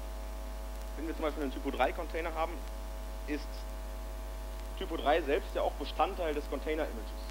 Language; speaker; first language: German; native; German